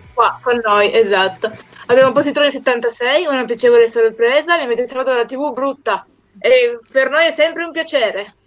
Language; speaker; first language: Italian; native; Italian